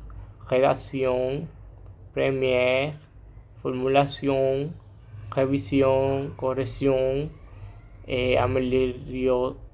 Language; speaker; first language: French; non-native, learner; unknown